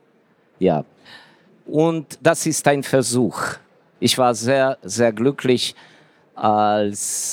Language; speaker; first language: German; non-native, fluent; Ukrainian